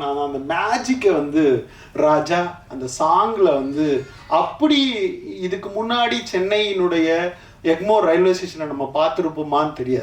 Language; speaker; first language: Tamil; native; Tamil